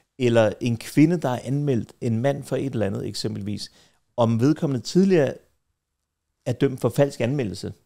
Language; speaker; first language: Danish; early bilingual, other home language; Kurdish